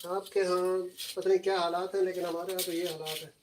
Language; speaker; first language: Urdu; non-native, local second language; Punjabi